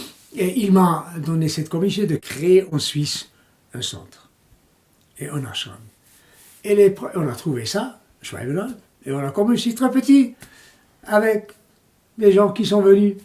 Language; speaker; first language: French; non-native, local second language; German